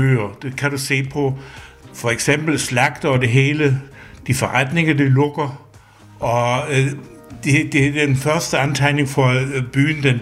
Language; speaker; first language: Danish; non-native, fluent; German